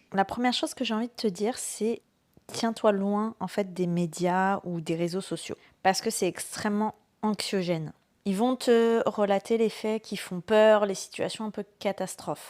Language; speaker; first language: French; native; French